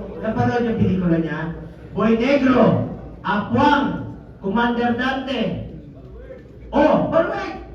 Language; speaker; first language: Filipino; non-native, local second language; Cebuano